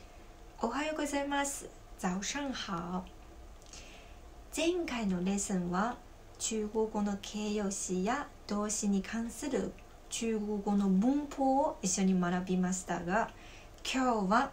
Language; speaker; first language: Japanese; non-native, fluent; Chinese